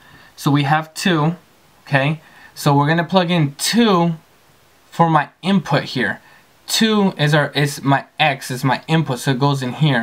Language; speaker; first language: English; native; English